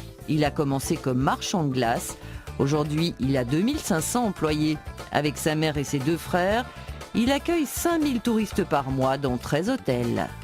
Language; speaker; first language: French; native; French